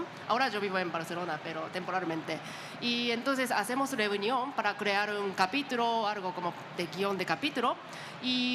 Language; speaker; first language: Spanish; non-native, learner; Japanese